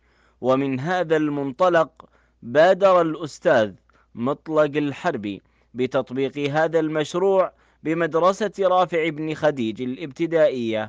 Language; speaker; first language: Arabic; native; Arabic